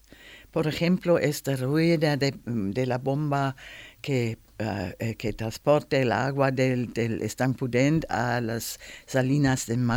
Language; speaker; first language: Spanish; non-native, learner; German